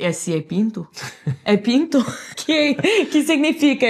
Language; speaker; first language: Portuguese; non-native, fluent; English